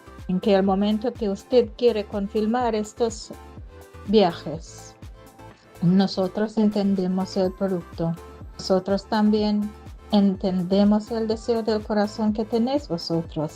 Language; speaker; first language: Spanish; non-native, fluent; English